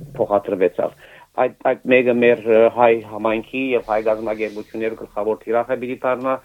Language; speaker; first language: Armenian; early bilingual, heritage; Armenian